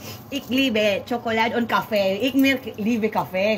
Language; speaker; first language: German; non-native, learner; Filipino